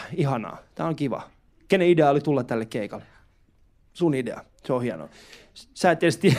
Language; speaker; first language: Finnish; early bilingual, other home language; Persian